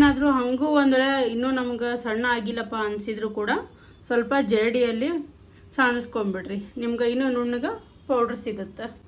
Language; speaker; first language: Kannada; native; Kannada